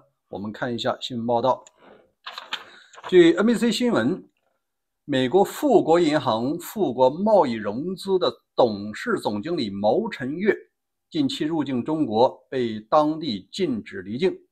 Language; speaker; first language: Chinese; native; Chinese